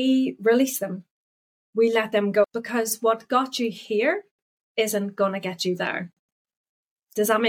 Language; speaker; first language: English; native; English